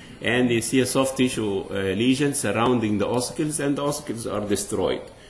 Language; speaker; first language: English; non-native, fluent; Arabic